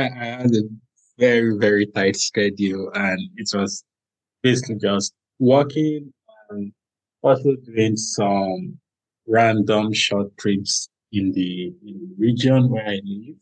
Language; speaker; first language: English; non-native, local second language; Yoruba